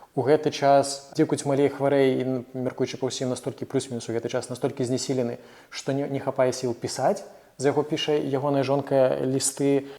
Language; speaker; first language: Belarusian; non-native, local second language; Russian